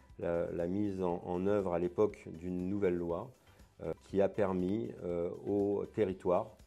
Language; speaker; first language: French; native; French